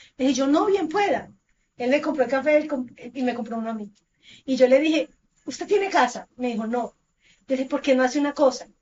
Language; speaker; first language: Spanish; native; Spanish